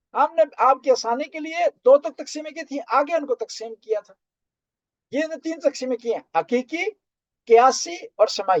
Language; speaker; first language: Urdu; non-native, local second language; Punjabi